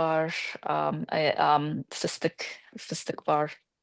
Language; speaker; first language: Turkish; non-native, learner; English